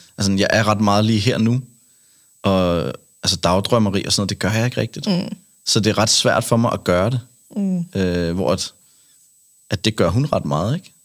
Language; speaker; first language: Danish; native; Danish